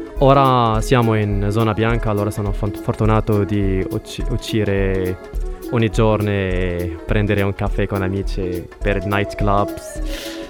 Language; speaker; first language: Italian; non-native, learner; Arabic